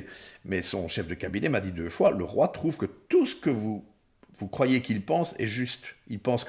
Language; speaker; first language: French; native; French